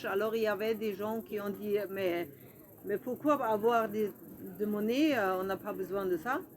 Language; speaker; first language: French; non-native, fluent; German